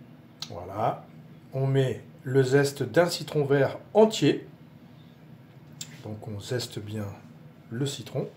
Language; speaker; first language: French; native; French